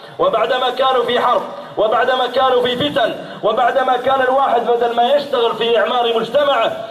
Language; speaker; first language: Arabic; native; Arabic